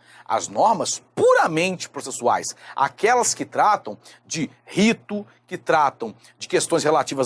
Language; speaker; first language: Portuguese; native; Portuguese